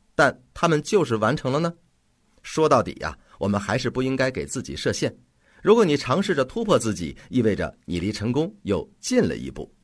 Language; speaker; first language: Chinese; native; Chinese